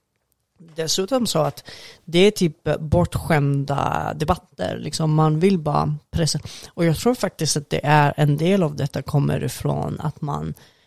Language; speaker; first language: Swedish; non-native, fluent; Arabic